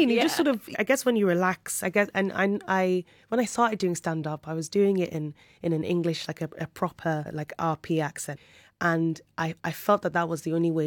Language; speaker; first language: English; native; English